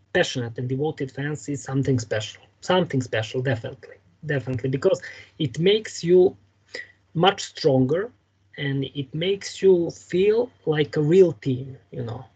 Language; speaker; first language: English; non-native, fluent; Serbian